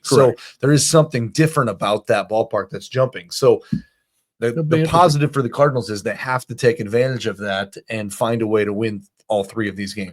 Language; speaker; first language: English; native; English